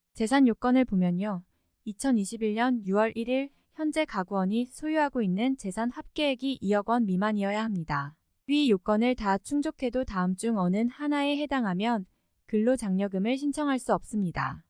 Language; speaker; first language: Korean; native; Korean